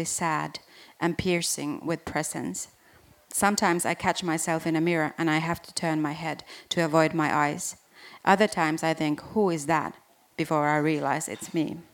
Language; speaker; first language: English; non-native, fluent; Finnish